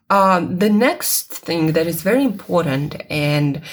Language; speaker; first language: English; non-native, fluent; Russian